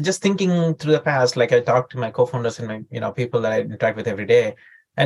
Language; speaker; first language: English; non-native, local second language; Telugu